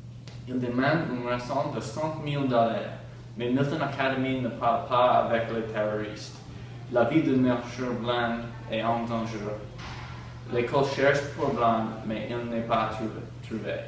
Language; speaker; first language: French; non-native, learner; English